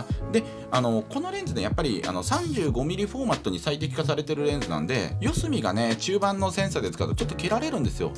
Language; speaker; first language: Japanese; native; Japanese